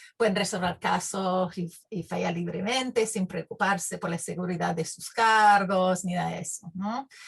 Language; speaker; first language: Spanish; non-native, fluent; English